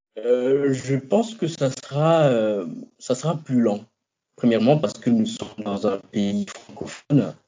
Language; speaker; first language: French; non-native, local second language; Lingala